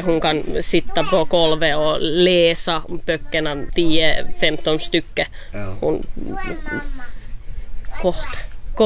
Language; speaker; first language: Swedish; non-native, local second language; Finnish